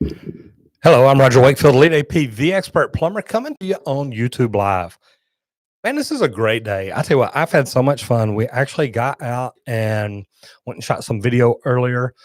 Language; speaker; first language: English; native; English